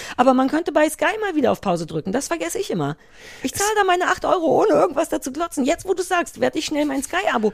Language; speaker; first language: German; native; German